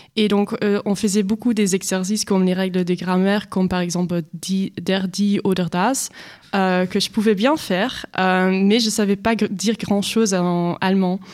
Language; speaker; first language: French; non-native, local second language; Dutch